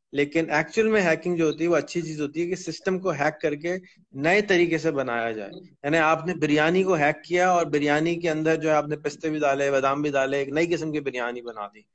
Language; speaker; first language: Urdu; native; Urdu